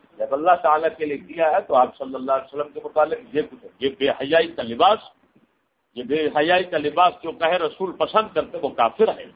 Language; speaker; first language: Urdu; non-native, local second language; Punjabi